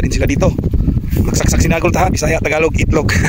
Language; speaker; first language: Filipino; non-native, local second language; Cebuano